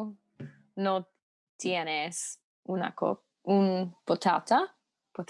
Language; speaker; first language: Spanish; non-native, learner; English